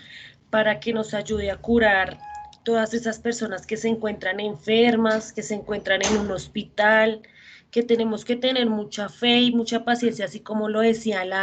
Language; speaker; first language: Spanish; native; Spanish